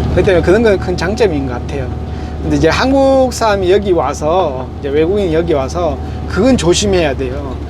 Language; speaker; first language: Korean; native; Korean